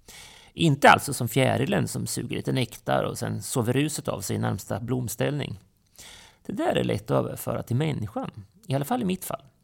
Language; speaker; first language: Swedish; native; Swedish